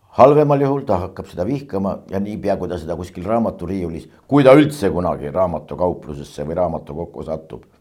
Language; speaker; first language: Estonian; native; Estonian